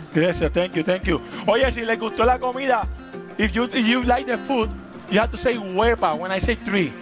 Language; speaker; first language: English; non-native, learner; Spanish